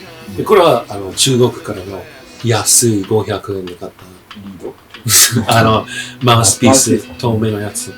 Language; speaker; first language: Japanese; non-native, fluent; English